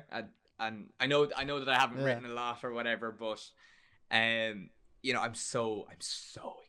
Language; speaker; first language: English; native; English